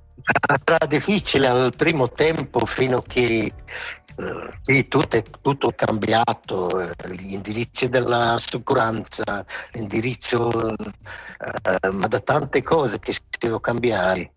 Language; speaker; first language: Italian; non-native, local second language; Romansh